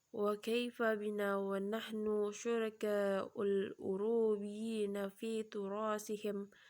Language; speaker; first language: Arabic; non-native, learner; Indonesian